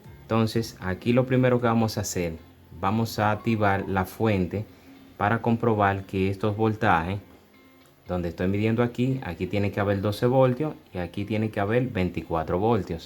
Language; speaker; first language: Spanish; native; Spanish